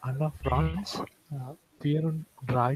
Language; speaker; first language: German; non-native, learner; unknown